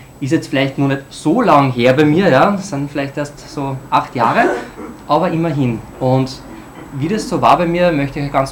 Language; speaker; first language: German; native; German